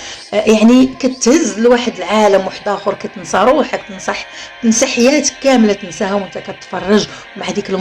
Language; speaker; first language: Arabic; native; Arabic